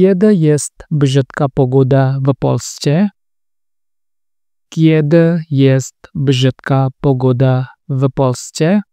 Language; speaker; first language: Polish; non-native, learner; Indonesian